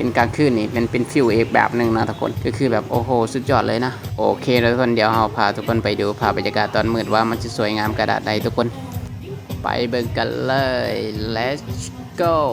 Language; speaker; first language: Thai; non-native, local second language; Lao